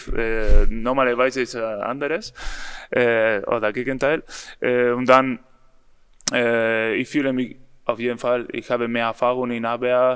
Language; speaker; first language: German; non-native, learner; Spanish